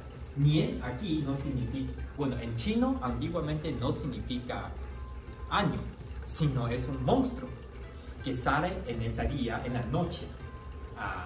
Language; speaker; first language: Spanish; non-native, fluent; Chinese